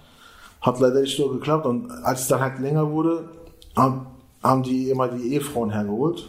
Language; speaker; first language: German; early bilingual, other home language; Turkish